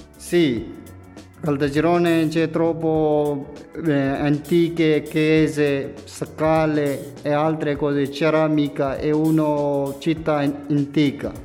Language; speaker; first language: Italian; non-native, learner; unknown